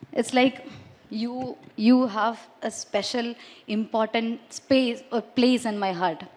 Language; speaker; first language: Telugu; non-native, learner; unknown